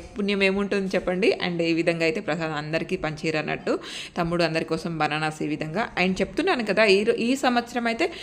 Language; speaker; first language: Telugu; non-native, local second language; Lambadi